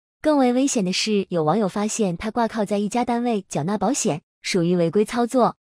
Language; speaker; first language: Chinese; native; Chinese